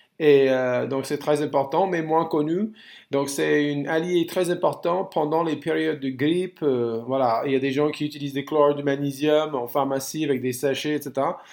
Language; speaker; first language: French; non-native, fluent; English